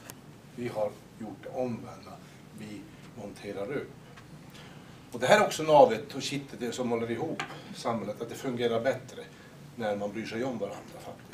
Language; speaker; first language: Swedish; native; Swedish